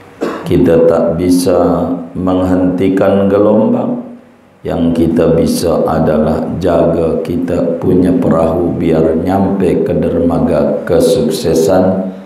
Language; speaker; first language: Indonesian; native; Indonesian